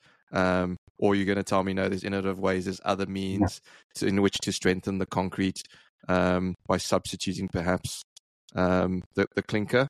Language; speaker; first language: English; native; English